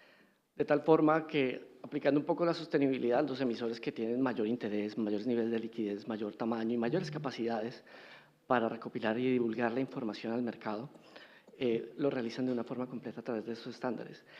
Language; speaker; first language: Spanish; native; Spanish